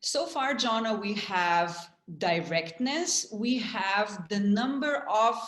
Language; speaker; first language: English; non-native, fluent; Slovenian